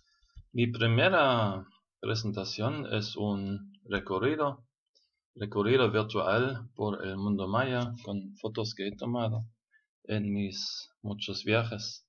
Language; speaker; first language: Spanish; non-native, fluent; German